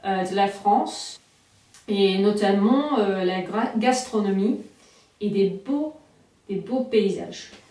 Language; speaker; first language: French; non-native, fluent; English